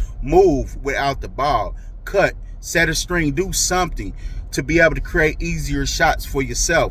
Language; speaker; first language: English; native; English